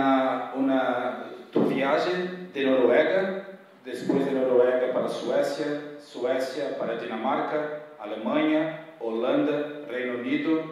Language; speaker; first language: Spanish; non-native, fluent; Portuguese